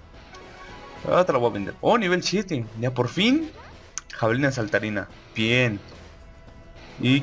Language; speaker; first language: Spanish; native; Spanish